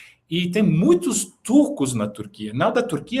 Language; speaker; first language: Portuguese; non-native, fluent; Turkish